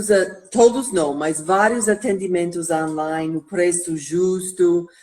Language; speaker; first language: Portuguese; non-native, fluent; English